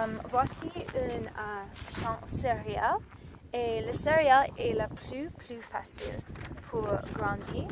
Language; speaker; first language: French; non-native, learner; English